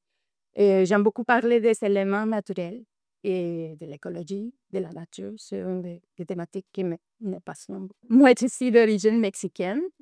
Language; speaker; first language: French; non-native, fluent; Spanish